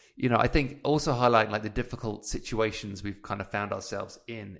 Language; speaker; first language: English; native; English